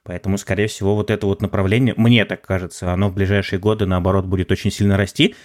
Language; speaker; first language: Russian; native; Russian